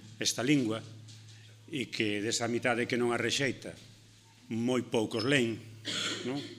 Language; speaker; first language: Galician; non-native, local second language; Spanish